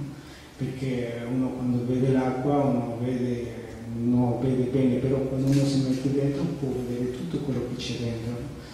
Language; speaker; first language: Italian; non-native, fluent; Spanish